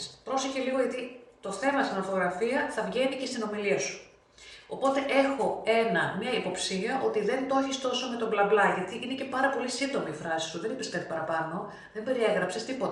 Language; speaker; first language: Greek; native; Greek